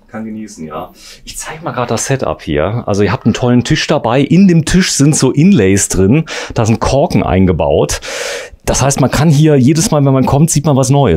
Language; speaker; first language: German; native; German